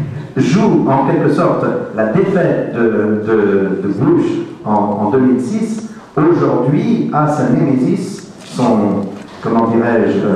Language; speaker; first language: French; native; French